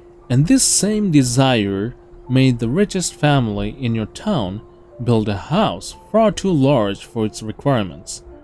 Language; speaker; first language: English; non-native, fluent; Japanese